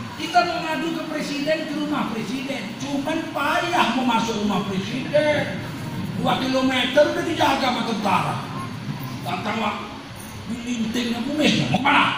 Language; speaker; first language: Indonesian; native; Indonesian